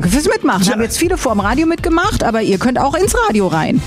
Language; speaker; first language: German; native; German